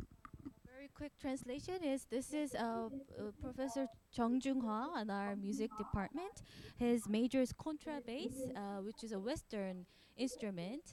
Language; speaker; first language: English; non-native, fluent; Korean